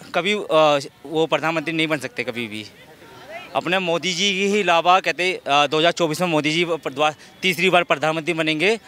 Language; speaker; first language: Hindi; native; Hindi